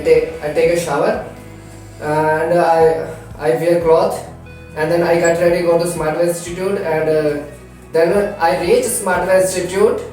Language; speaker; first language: English; non-native, learner; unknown